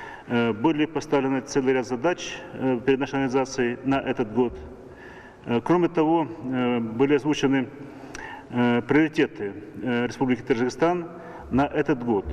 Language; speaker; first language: Russian; native; Russian